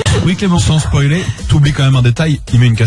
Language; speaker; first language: French; native; French